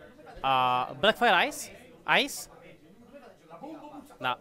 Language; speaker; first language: English; non-native, fluent; Czech